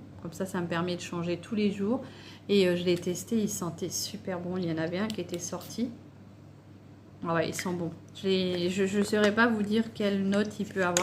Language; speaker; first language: French; native; French